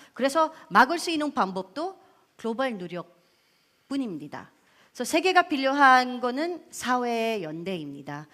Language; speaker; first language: Korean; non-native, fluent; Filipino